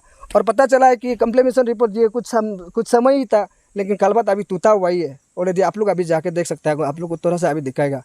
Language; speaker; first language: Hindi; non-native, local second language; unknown